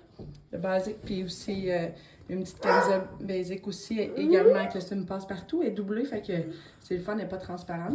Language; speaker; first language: French; native; French